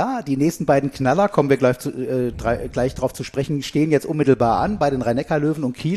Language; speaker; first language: German; native; German